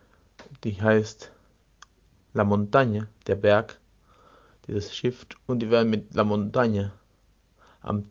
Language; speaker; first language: German; non-native, fluent; Spanish